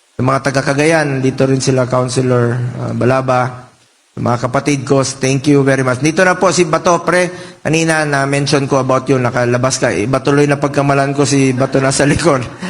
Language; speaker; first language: Filipino; non-native, local second language; Cebuano